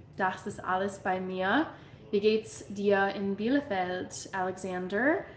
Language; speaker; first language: German; non-native, learner; English